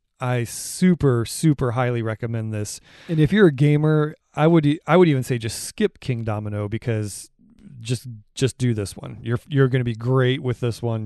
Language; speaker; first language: English; native; English